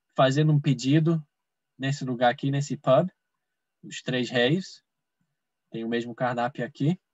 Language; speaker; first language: Portuguese; non-native, fluent; English